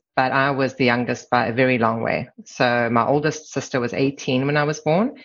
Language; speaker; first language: English; native; English